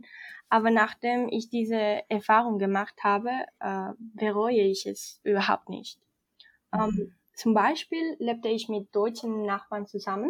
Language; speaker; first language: German; non-native, fluent; Spanish